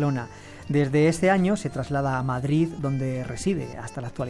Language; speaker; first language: Spanish; native; Spanish